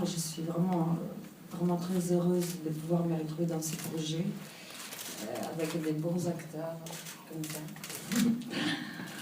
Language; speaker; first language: French; non-native, fluent; Italian